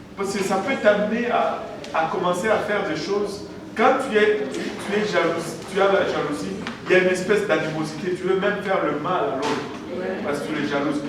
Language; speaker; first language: French; non-native, local second language; Swahili